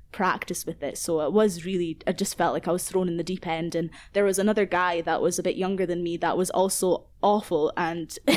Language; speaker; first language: English; native; English